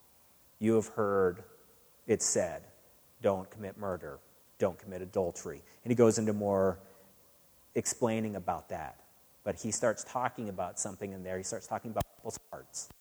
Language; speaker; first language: English; native; English